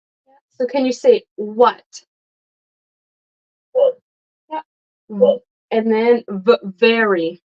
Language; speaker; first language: English; non-native, fluent; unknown